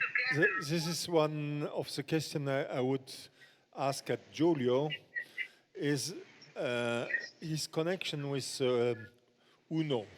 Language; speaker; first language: English; non-native, fluent; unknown